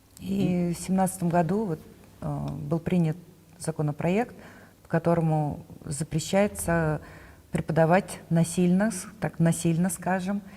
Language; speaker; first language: Russian; non-native, local second language; Bashkir